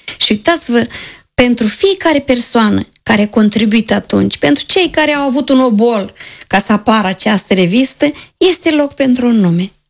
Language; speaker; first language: Romanian; native; Romanian